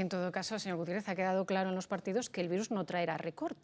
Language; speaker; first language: Spanish; native; Spanish